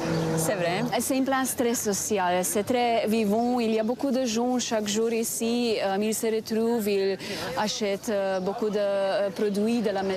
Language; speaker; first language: French; non-native, fluent; Slovenian